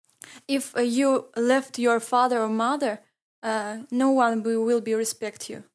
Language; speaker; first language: English; non-native, learner; Ingush